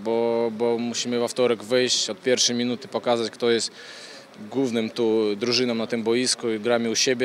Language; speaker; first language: Polish; non-native, fluent; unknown